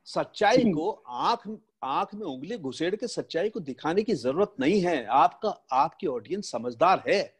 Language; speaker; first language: Hindi; native; Hindi